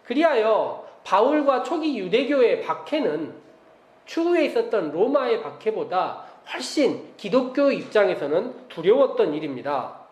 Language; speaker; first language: Korean; native; Korean